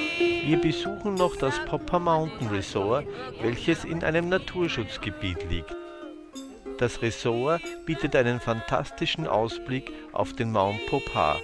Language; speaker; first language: German; native; German